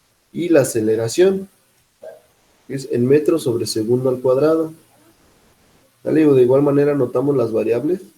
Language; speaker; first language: Spanish; native; Spanish